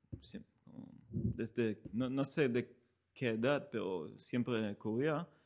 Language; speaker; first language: Spanish; non-native, learner; Hebrew